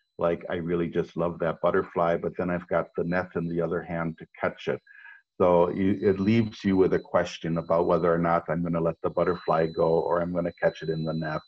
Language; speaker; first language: English; native; English